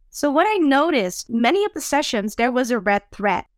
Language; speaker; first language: English; non-native, fluent; Dutch